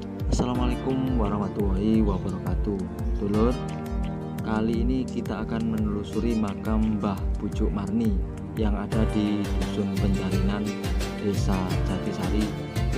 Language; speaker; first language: Indonesian; non-native, local second language; Javanese